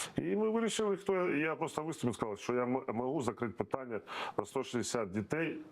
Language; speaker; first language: Ukrainian; non-native, local second language; Russian